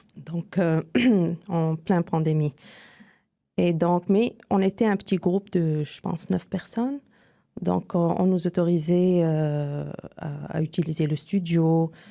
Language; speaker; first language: French; non-native, local second language; Arabic